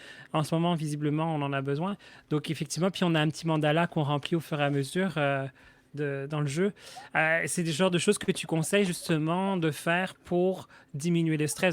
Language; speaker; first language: French; native; French